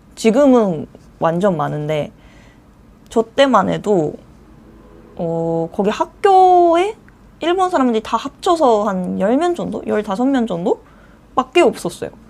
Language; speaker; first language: Korean; non-native, fluent; Japanese